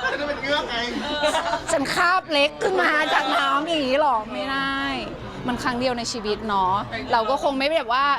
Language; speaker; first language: Thai; native; Thai